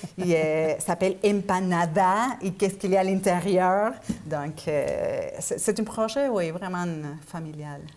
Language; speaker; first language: French; non-native, fluent; Spanish